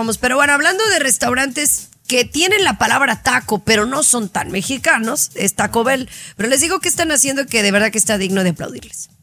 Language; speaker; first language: Spanish; native; Spanish